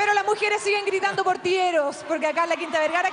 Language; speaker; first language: Spanish; native; Spanish